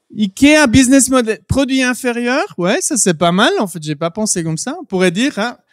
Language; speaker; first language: French; native; French